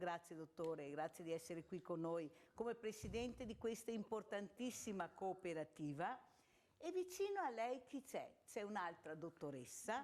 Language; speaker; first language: Italian; native; Italian